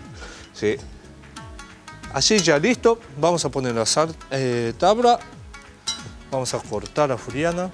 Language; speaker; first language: Spanish; non-native, learner; Japanese